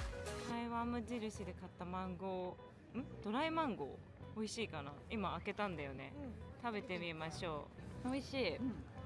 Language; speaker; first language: Japanese; native; Japanese